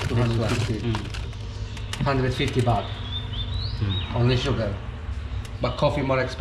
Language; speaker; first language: English; non-native, learner; Polish